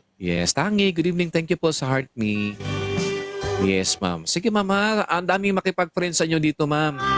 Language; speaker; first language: Filipino; non-native, local second language; Cebuano